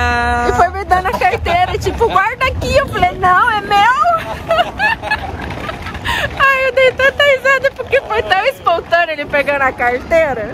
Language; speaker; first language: Portuguese; native; Portuguese